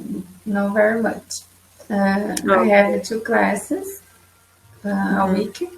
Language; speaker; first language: English; non-native, learner; Portuguese